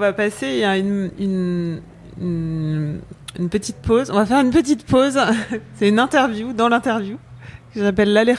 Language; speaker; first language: French; native; French